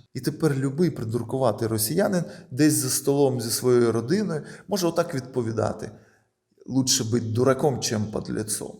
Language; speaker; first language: Ukrainian; non-native, local second language; Russian